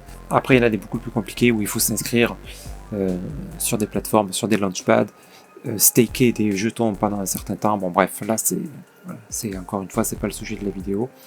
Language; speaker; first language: French; native; French